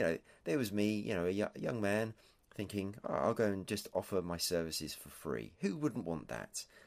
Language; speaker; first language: English; native; English